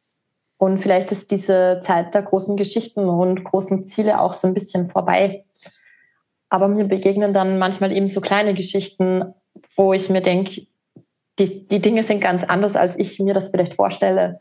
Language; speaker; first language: German; native; German